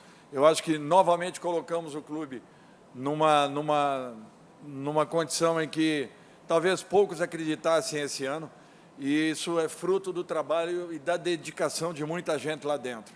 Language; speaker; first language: Portuguese; native; Portuguese